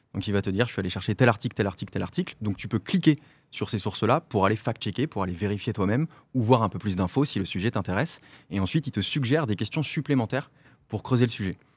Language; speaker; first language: French; native; French